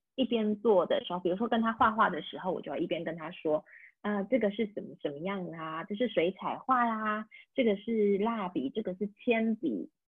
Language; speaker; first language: Chinese; native; Chinese